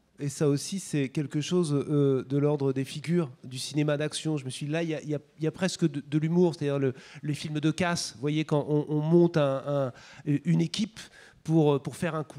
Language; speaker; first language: French; native; French